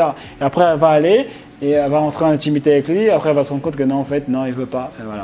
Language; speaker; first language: French; native; French